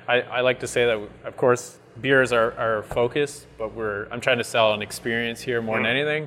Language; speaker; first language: English; non-native, fluent; French